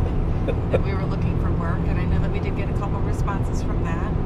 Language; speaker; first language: English; native; English